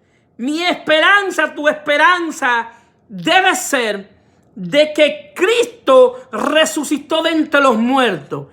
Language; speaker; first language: Spanish; native; Spanish